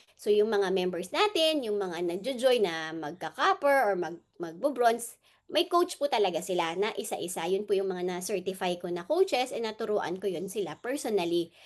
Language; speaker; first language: Filipino; non-native, local second language; Hiligaynon